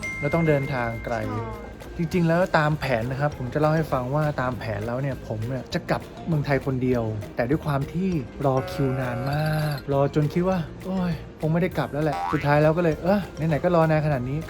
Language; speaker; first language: Thai; native; Thai